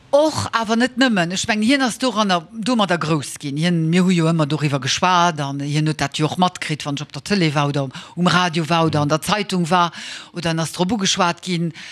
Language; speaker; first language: Luxembourgish; early bilingual, heritage; Luxembourgish